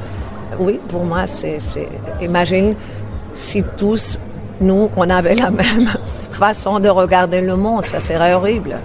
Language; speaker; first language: French; non-native, fluent; Spanish